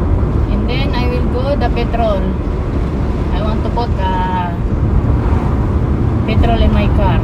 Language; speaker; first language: English; non-native, learner; Filipino